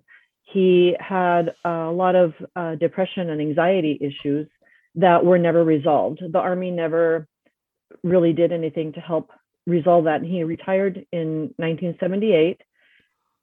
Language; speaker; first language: English; early bilingual, other home language; Spanish